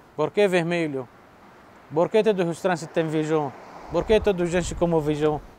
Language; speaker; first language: Portuguese; non-native, learner; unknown